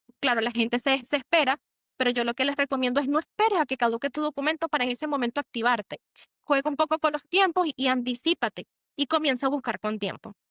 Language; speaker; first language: Spanish; native; Spanish